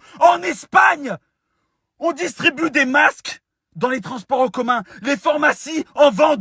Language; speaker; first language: French; native; French